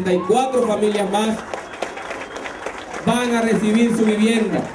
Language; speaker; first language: Spanish; native; Spanish